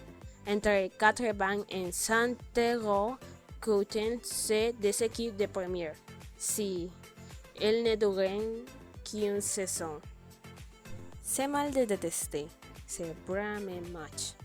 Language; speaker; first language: French; non-native, learner; Spanish